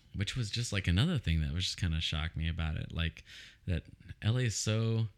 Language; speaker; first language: English; native; English